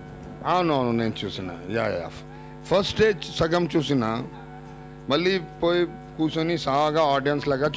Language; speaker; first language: Telugu; non-native, local second language; Urdu